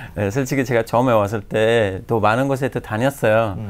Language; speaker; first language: Korean; non-native, learner; Persian